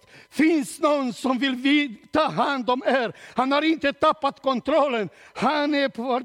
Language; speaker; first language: Swedish; non-native, learner; Romanian